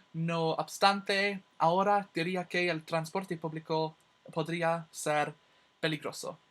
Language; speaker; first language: Spanish; non-native, learner; English